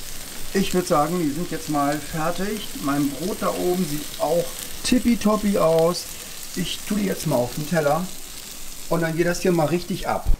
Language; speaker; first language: German; native; German